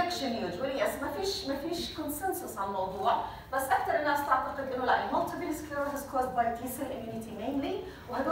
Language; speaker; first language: Arabic; native; Arabic